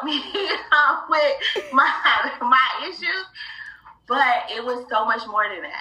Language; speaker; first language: English; native; English